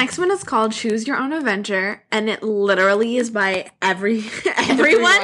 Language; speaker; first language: English; native; English